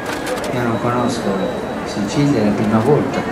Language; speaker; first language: Italian; non-native, fluent; Spanish